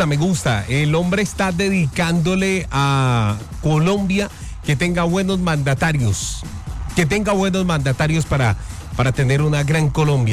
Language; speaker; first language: Spanish; native; Spanish